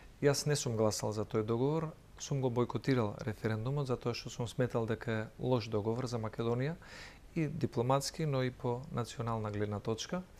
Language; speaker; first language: Macedonian; native; Macedonian